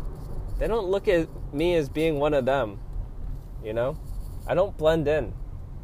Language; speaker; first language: English; native; English